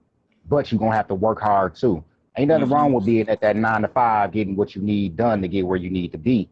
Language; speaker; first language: English; native; English